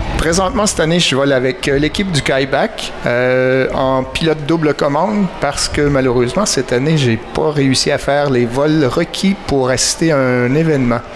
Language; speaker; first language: French; native; French